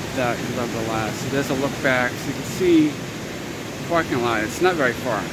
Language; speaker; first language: English; native; English